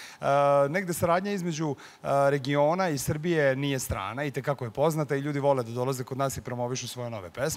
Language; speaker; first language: Serbian; native; Serbian